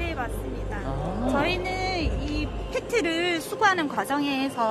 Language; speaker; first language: Korean; native; Korean